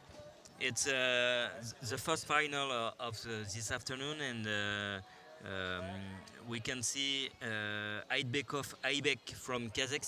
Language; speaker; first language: English; non-native, learner; French